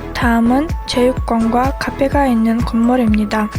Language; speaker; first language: Korean; non-native, fluent; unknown